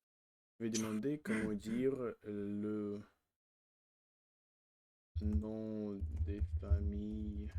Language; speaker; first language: French; non-native, learner; Russian